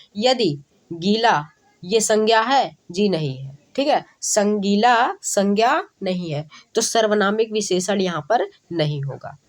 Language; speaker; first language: Hindi; native; Hindi